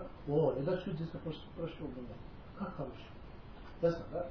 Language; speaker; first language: Russian; non-native, learner; Tibetan